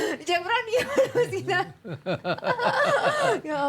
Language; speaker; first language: Indonesian; native; Indonesian